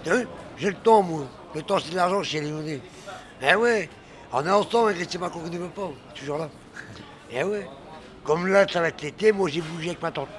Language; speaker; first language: French; native; French